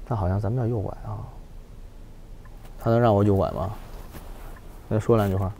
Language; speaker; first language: Chinese; native; Chinese